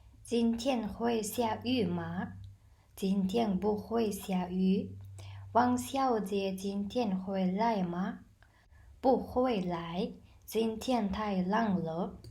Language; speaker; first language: Chinese; non-native, fluent; Mongolian